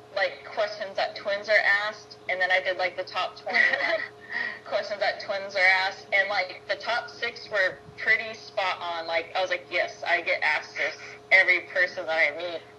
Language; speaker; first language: English; native; English